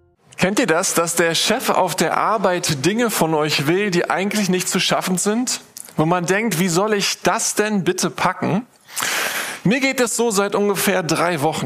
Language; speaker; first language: German; native; German